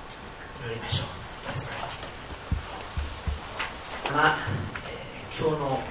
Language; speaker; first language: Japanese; non-native, fluent; English